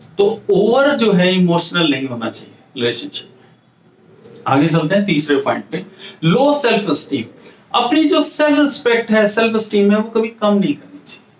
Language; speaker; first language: Hindi; native; Hindi